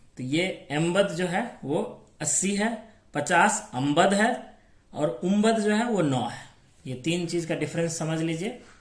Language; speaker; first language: Hindi; native; Hindi